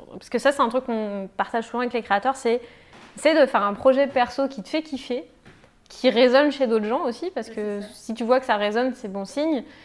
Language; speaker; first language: French; native; French